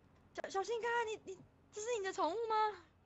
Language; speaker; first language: Chinese; native; Chinese